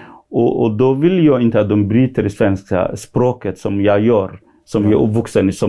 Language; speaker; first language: Swedish; non-native, fluent; Somali